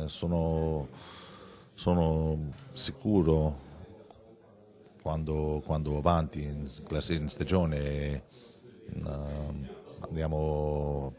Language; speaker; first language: Italian; non-native, learner; English